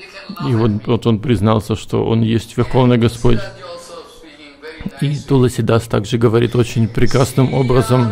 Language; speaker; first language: Russian; native; Russian